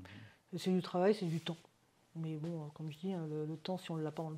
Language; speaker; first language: French; native; French